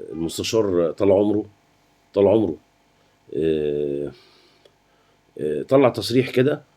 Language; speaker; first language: Arabic; native; Arabic